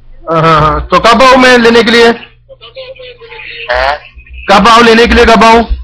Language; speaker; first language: Hindi; non-native, local second language; Malayalam